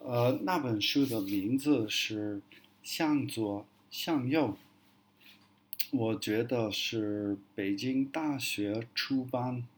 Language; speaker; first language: Chinese; non-native, learner; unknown